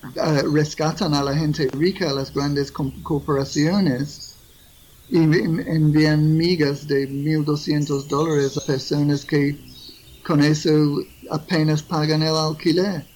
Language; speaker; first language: Spanish; non-native, fluent; English